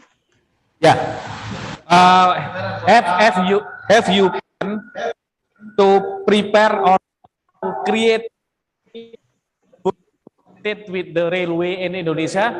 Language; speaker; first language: English; non-native, learner; Indonesian